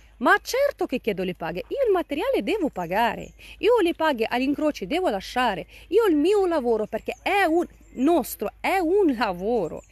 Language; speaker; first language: Italian; non-native, fluent; Russian